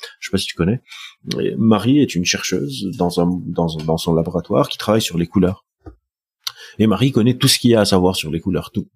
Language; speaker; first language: French; non-native, local second language; Arabic